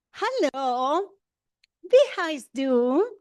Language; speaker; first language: German; non-native, learner; Spanish